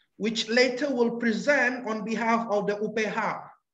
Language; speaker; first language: English; non-native, local second language; Malay